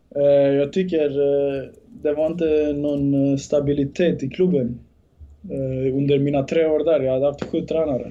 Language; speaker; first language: Swedish; early bilingual, other home language; Bosnian